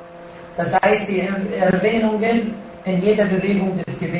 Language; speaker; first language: German; non-native, fluent; Arabic